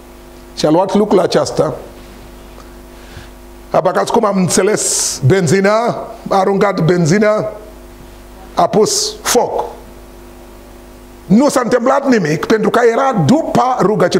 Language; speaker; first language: Romanian; non-native, learner; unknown